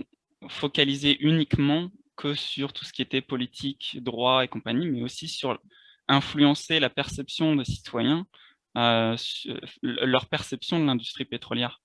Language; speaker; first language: French; native; French